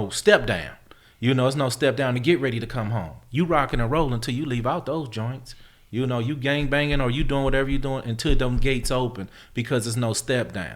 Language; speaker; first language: English; native; English